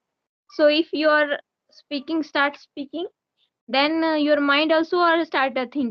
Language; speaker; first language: English; non-native, learner; Hindi